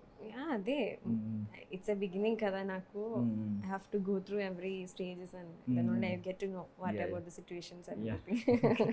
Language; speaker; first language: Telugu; non-native, learner; Malayalam